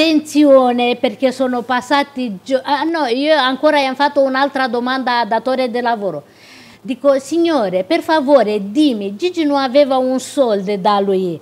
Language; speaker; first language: Italian; non-native, local second language; Romanian